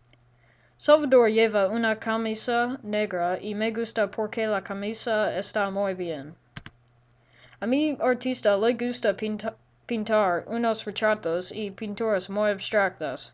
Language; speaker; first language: Spanish; non-native, learner; English